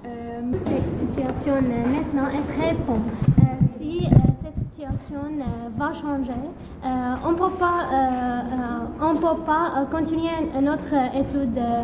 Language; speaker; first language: French; non-native, learner; Arabic